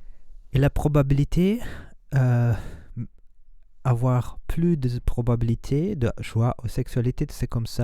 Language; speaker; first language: French; non-native, learner; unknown